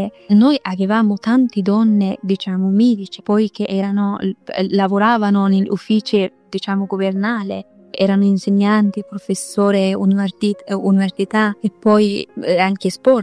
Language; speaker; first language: Italian; non-native, fluent; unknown